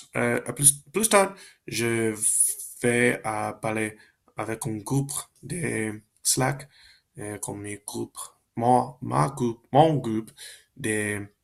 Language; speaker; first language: French; non-native, learner; Spanish